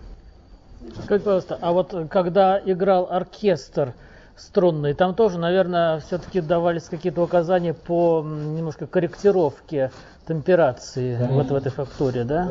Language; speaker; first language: Russian; native; Russian